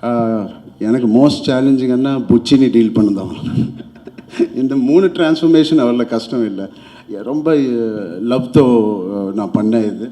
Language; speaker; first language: Tamil; non-native, learner; Telugu